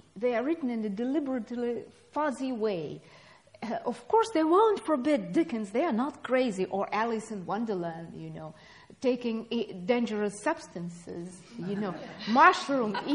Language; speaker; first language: English; non-native, fluent; Russian